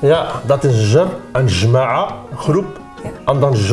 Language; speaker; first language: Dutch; non-native, learner; Arabic